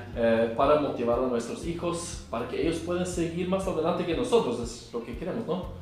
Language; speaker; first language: Spanish; non-native, learner; Norwegian